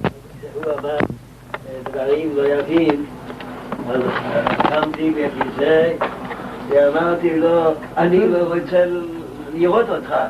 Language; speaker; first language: Hebrew; non-native, local second language; Yiddish